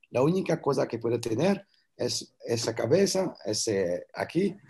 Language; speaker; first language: Spanish; non-native, learner; French